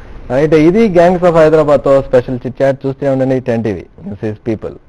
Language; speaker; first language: Telugu; native; Telugu